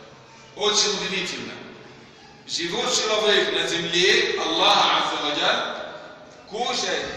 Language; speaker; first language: Russian; non-native, fluent; Arabic